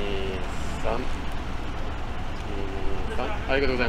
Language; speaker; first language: Japanese; non-native, learner; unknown